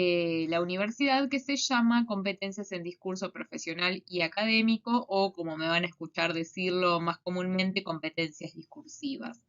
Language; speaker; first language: Spanish; native; Spanish